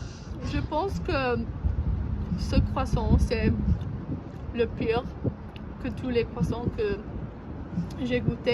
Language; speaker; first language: French; non-native, learner; English